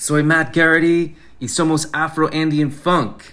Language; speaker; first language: Spanish; non-native, fluent; English